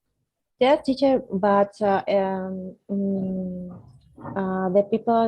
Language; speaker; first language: English; non-native, learner; Spanish